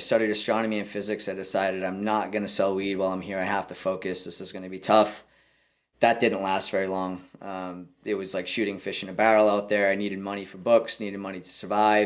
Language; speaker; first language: English; native; English